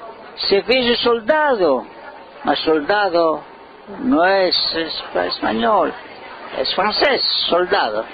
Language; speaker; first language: Spanish; early bilingual, heritage; Ladino